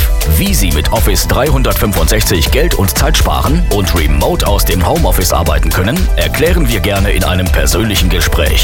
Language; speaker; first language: German; native; German